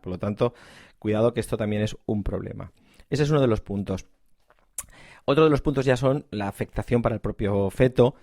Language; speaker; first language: Spanish; native; Spanish